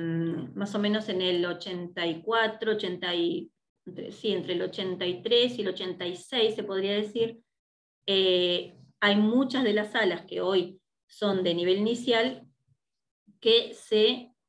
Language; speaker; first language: Spanish; native; Spanish